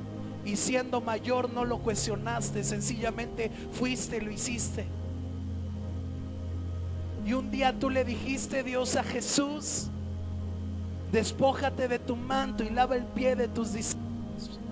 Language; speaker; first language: Spanish; native; Spanish